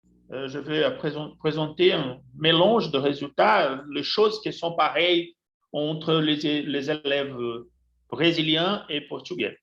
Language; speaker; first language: French; non-native, fluent; Portuguese